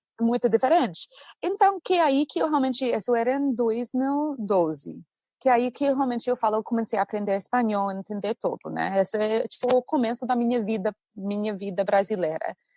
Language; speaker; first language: Portuguese; non-native, fluent; English